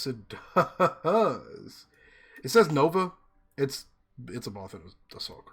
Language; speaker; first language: English; native; English